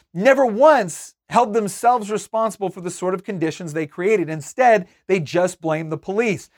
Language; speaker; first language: English; native; English